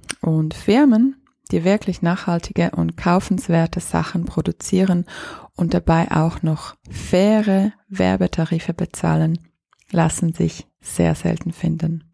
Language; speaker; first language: German; native; German